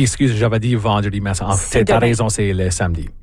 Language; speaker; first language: French; native; French